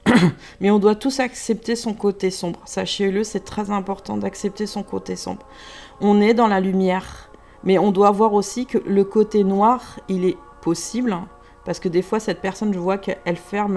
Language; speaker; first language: French; native; French